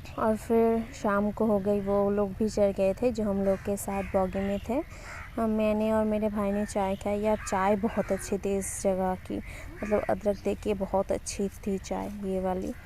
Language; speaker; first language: Hindi; non-native, local second language; Bangla